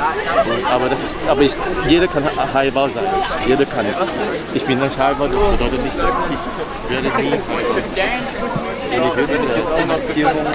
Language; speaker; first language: German; non-native, learner; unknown